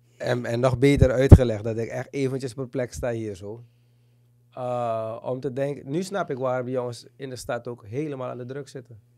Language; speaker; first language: Dutch; native; Dutch